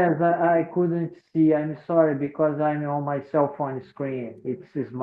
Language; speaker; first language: English; non-native, learner; Portuguese